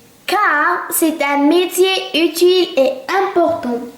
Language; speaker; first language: French; non-native, local second language; Arabic